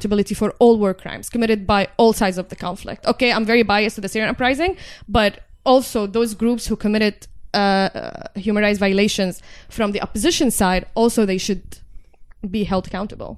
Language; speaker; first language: English; non-native, fluent; Arabic